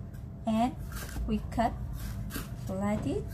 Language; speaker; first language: English; non-native, learner; Vietnamese